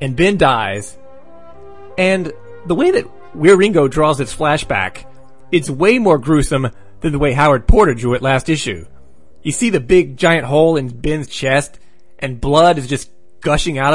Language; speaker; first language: English; native; English